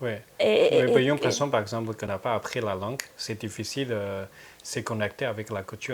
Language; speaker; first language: French; non-native, fluent; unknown